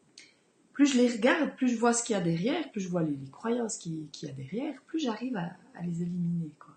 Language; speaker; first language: French; native; French